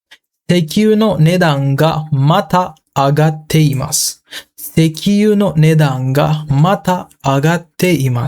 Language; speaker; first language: Japanese; non-native, fluent; Sinhala